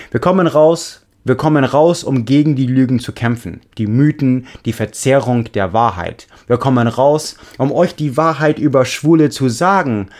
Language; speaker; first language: German; non-native, fluent; English